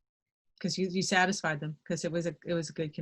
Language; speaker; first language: English; native; English